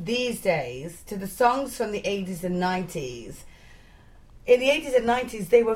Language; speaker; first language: English; native; English